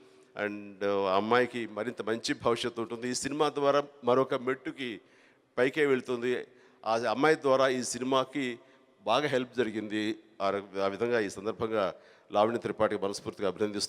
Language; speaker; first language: Telugu; native; Telugu